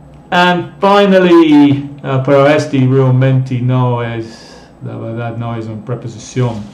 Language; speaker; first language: Spanish; non-native, fluent; English